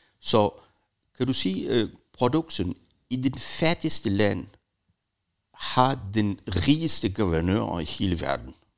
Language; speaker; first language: Danish; non-native, fluent; Persian